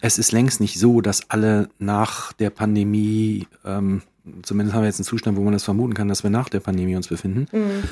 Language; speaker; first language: German; native; German